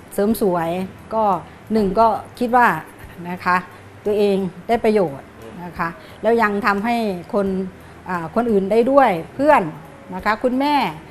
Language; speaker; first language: Thai; native; Thai